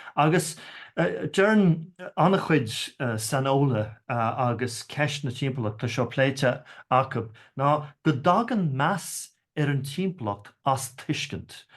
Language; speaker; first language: Irish; non-native, local second language; English